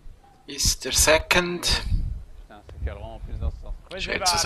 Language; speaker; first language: German; native; German